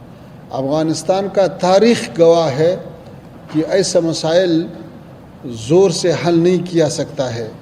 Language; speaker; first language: Hindi; non-native, learner; Pashto